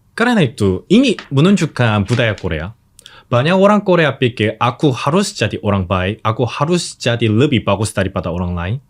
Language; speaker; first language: Indonesian; non-native, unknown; Korean